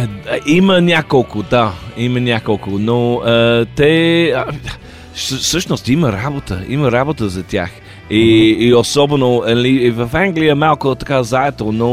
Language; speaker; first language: Bulgarian; non-native, learner; English